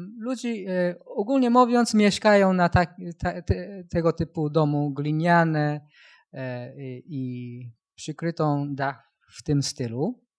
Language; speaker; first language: Polish; non-native, learner; Japanese